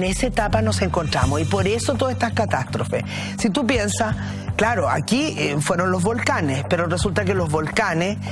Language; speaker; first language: Spanish; native; Spanish